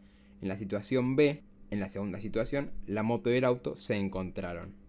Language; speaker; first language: Spanish; native; Spanish